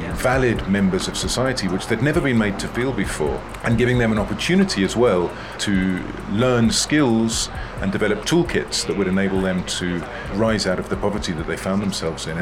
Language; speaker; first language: English; native; English